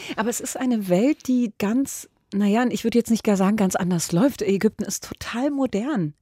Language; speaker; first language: German; early bilingual, other home language; Arabic